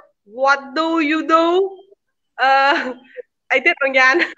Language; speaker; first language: English; non-native, learner; Khmer